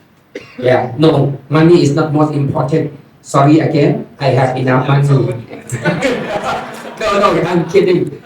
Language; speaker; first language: English; non-native, learner; Thai